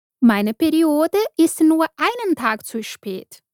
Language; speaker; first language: German; non-native, fluent; Portuguese